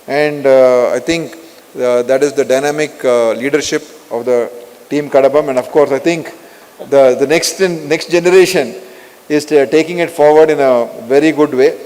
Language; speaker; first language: English; non-native, local second language; Kannada